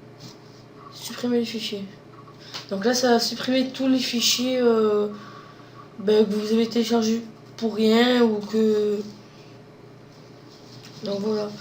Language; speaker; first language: French; native; French